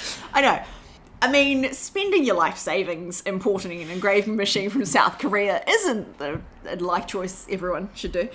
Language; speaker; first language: English; native; English